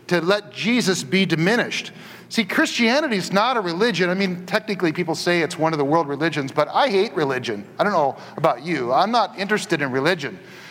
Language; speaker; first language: English; native; English